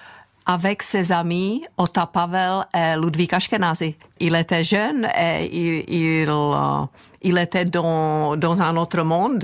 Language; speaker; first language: French; non-native, fluent; Czech